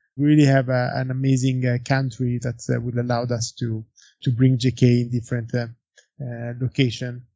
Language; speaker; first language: English; non-native, fluent; Italian